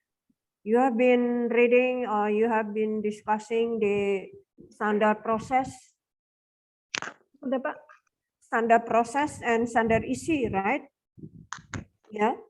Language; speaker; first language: English; non-native, fluent; Indonesian